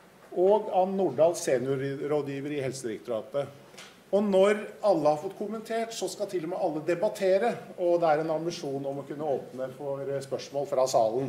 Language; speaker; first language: Norwegian; native; Norwegian